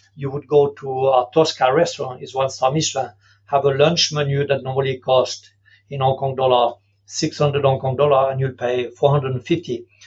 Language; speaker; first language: English; non-native, fluent; French